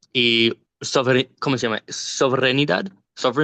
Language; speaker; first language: Spanish; non-native, learner; English